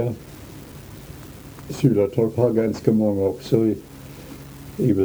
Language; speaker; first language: Swedish; early bilingual, heritage; Swedish